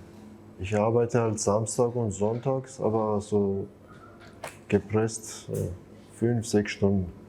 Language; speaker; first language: German; non-native, fluent; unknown